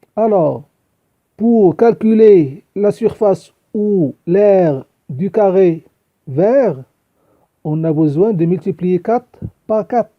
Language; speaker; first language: French; non-native, local second language; Arabic